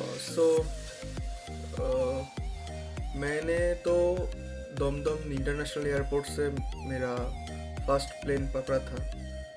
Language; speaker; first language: Hindi; non-native, local second language; Bangla